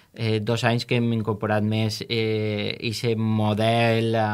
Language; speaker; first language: Catalan; native; Catalan